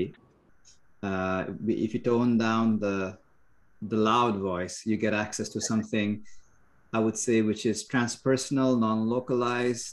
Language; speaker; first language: English; non-native, local second language; Bangla